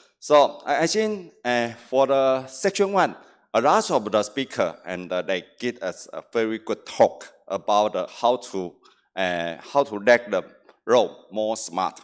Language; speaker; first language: English; non-native, learner; Chinese